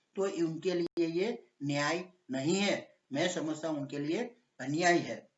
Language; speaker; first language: Hindi; non-native, local second language; Gujarati